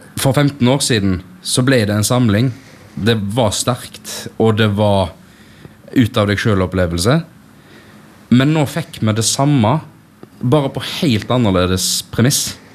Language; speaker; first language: Norwegian; native; Norwegian